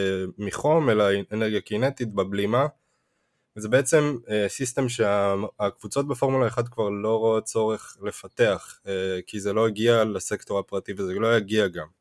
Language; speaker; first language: Hebrew; native; Hebrew